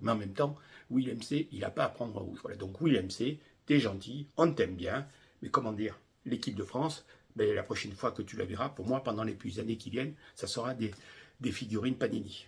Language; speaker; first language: French; native; French